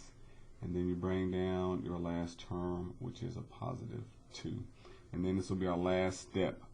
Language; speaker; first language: English; native; English